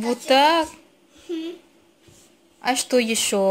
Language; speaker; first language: Russian; non-native, learner; Filipino